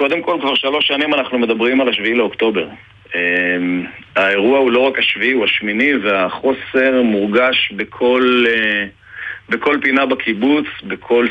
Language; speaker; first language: Hebrew; native; Hebrew